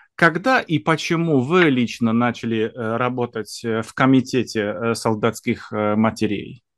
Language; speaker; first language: Russian; non-native, fluent; Polish